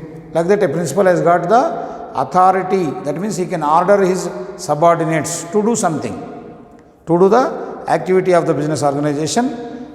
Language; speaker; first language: English; non-native, local second language; Telugu